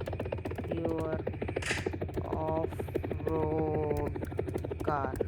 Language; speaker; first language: English; non-native, learner; Telugu